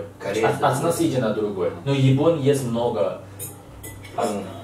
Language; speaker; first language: Russian; non-native, learner; Chinese